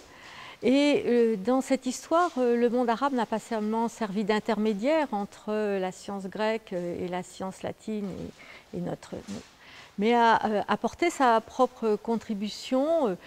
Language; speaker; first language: French; native; French